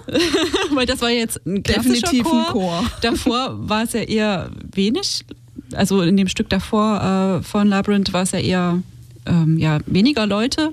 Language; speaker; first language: German; native; German